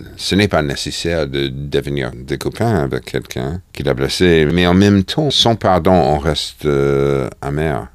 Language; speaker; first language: French; non-native, fluent; English